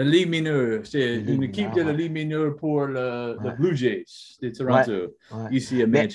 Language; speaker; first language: French; non-native, learner; English